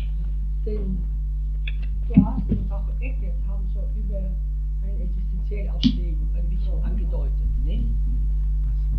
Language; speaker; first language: German; non-native, fluent; Italian